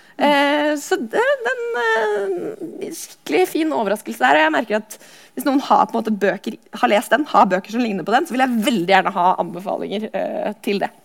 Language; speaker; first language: Norwegian; native; Norwegian